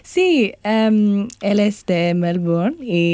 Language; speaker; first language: Spanish; non-native, learner; English